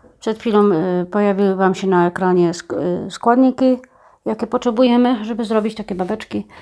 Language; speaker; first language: Polish; native; Polish